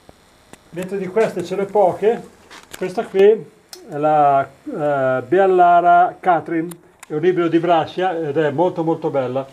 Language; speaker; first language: Italian; native; Italian